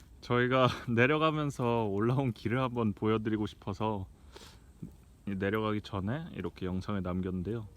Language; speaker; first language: Korean; native; Korean